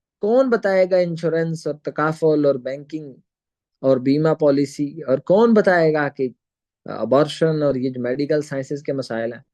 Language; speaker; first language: Urdu; non-native, local second language; Punjabi